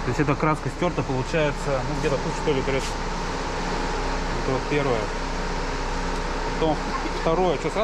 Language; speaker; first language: Russian; native; Russian